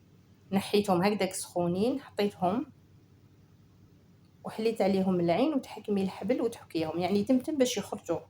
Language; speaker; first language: Arabic; native; Arabic